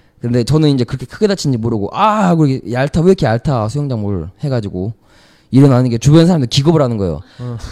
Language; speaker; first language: Korean; native; Korean